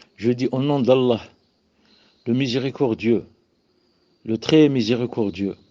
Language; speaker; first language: French; non-native, local second language; Arabic